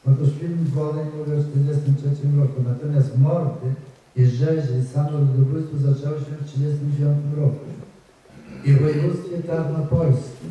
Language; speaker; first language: Polish; native; Polish